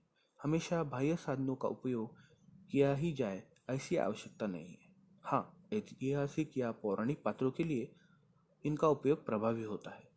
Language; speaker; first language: Hindi; non-native, local second language; Marathi